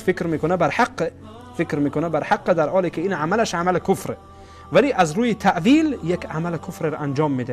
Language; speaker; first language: Persian; native; Persian